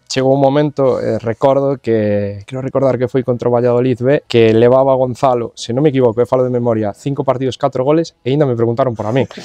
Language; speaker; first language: Galician; native; Galician